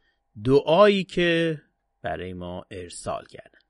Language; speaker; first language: Persian; native; Persian